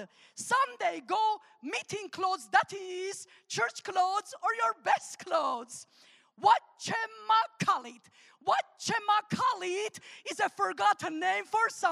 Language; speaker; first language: English; non-native, fluent; Armenian